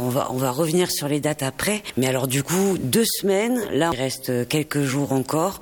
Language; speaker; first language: French; native; French